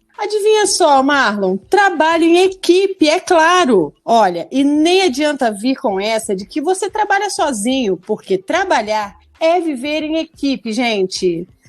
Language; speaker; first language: Portuguese; native; Portuguese